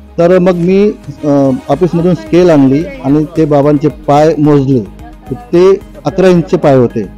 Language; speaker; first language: Marathi; native; Marathi